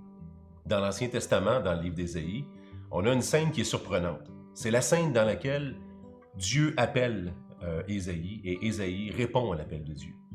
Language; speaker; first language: French; native; French